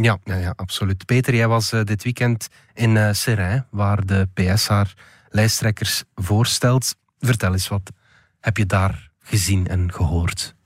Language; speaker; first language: Dutch; native; Dutch